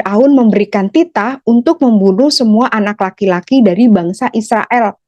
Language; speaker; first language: Indonesian; native; Indonesian